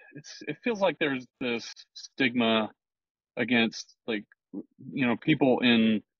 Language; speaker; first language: English; native; English